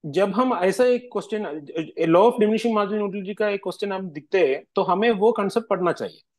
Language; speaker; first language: Hindi; non-native, local second language; Malayalam